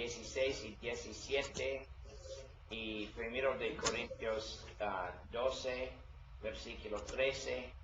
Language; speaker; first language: Spanish; non-native, learner; English